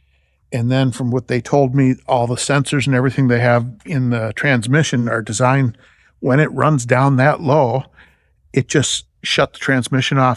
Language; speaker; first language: English; native; English